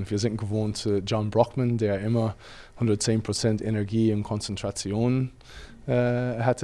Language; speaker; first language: German; non-native, fluent; English